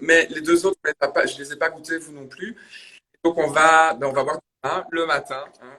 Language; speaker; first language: French; native; French